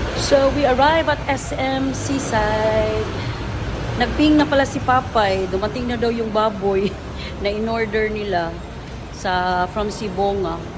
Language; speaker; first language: Filipino; non-native, local second language; Cebuano